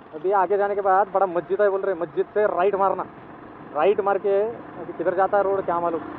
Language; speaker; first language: Hindi; non-native, local second language; Marathi